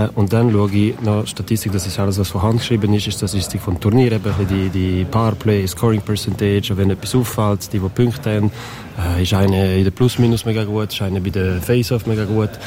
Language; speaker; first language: German; non-native, local second language; French